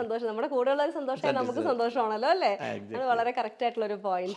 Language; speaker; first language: Malayalam; native; Malayalam